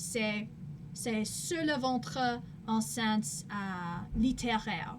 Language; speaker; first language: French; non-native, learner; English